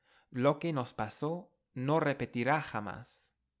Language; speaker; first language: Spanish; non-native, fluent; English